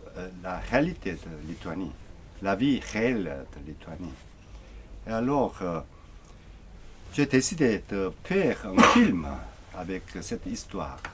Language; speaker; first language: French; non-native, learner; Korean